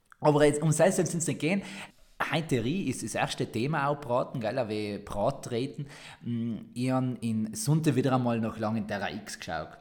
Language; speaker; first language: German; native; German